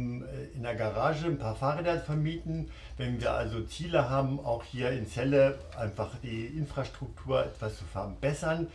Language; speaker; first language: German; native; German